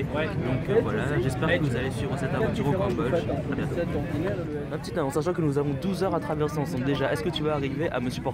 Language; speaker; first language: French; native; French